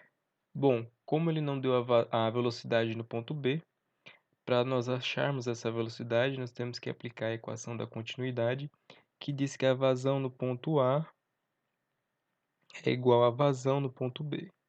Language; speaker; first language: Portuguese; native; Portuguese